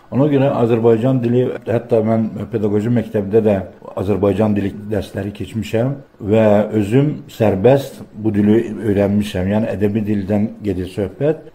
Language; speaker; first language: Azerbaijani; native; Azerbaijani